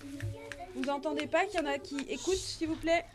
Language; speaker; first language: French; native; French